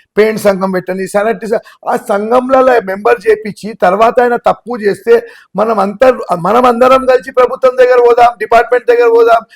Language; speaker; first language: Telugu; non-native, local second language; Gujarati